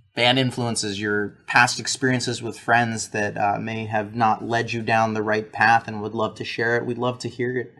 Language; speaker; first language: English; native; English